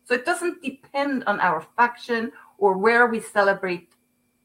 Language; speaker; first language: English; non-native, fluent; Swiss German